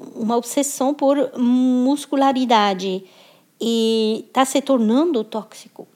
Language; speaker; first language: Portuguese; non-native, fluent; French